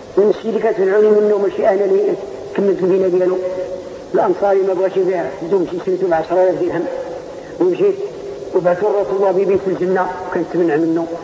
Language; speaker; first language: Arabic; native; Arabic